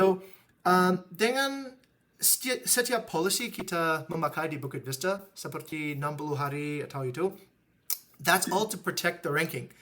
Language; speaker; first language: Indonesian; non-native, fluent; English